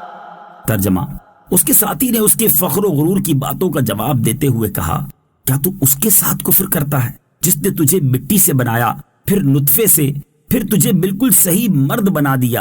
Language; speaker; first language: Urdu; native; Urdu